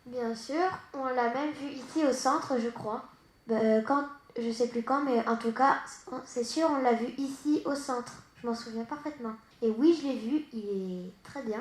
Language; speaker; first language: French; native; French